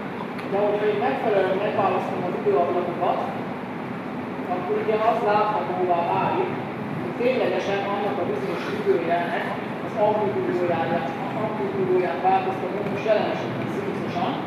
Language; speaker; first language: Hungarian; native; Hungarian